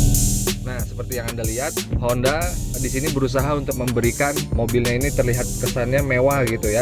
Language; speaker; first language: Indonesian; native; Indonesian